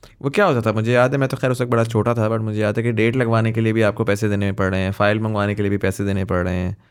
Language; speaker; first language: Urdu; native; Urdu